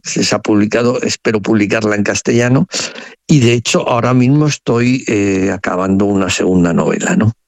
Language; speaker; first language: Spanish; native; Spanish